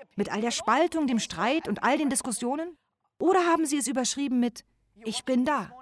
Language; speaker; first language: German; non-native, fluent; English